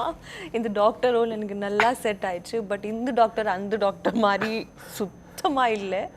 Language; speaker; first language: Tamil; non-native, learner; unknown